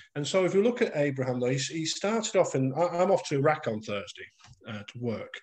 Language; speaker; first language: English; native; English